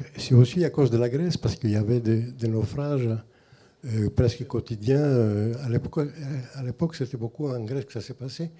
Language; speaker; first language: French; non-native, fluent; Greek